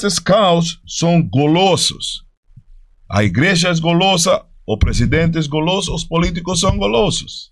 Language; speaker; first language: Portuguese; non-native, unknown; Spanish